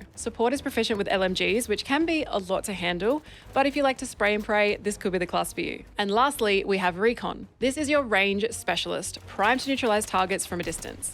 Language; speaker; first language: English; native; English